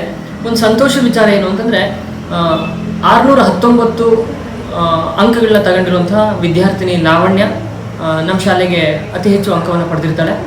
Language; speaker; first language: Kannada; native; Kannada